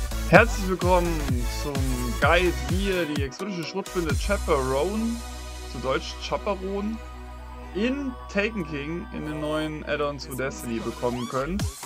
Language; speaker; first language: German; native; German